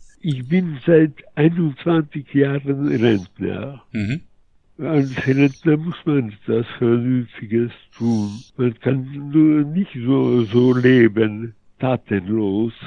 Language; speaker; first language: German; early bilingual, heritage; Polish